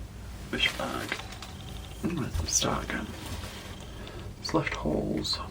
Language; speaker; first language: English; native; English